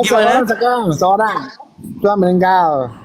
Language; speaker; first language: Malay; non-native, local second language; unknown